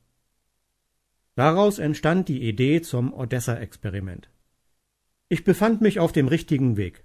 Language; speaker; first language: German; native; German